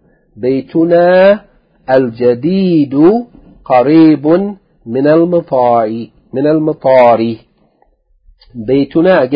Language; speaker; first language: Arabic; non-native, fluent; English